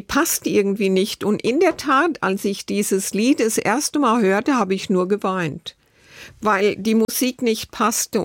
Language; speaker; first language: German; native; German